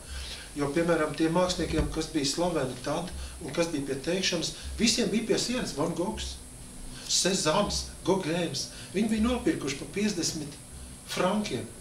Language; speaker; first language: Latvian; native; Latvian